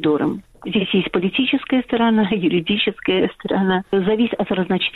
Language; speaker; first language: Russian; non-native, fluent; Azerbaijani